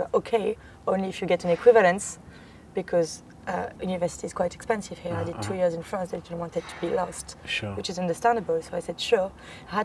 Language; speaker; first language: English; non-native, fluent; French